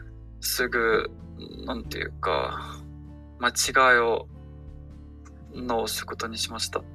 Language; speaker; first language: Japanese; non-native, learner; Ukrainian